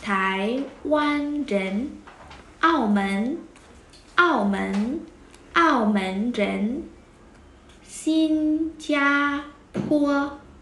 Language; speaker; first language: Chinese; non-native, fluent; Vietnamese